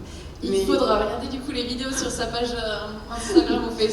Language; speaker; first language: French; native; French